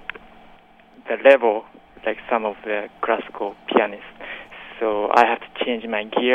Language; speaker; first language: English; non-native, fluent; Japanese